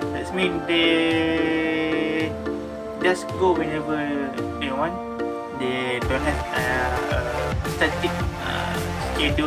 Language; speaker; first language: English; non-native, learner; Malay